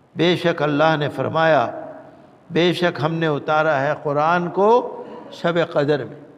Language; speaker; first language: Urdu; native; Urdu